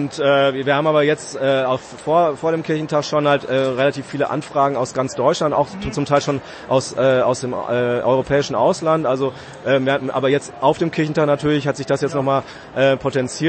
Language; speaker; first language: German; native; German